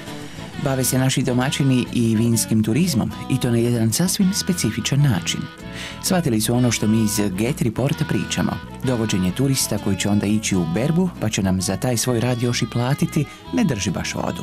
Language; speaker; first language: Croatian; native; Croatian